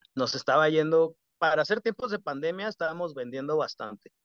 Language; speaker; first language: Spanish; native; Spanish